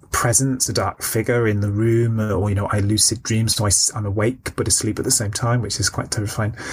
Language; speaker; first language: English; native; English